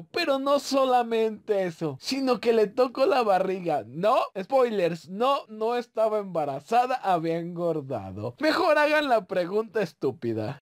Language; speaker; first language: Spanish; native; Spanish